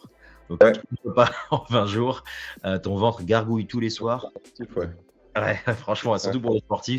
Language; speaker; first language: French; native; French